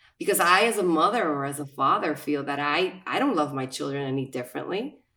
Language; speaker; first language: English; non-native, fluent; Spanish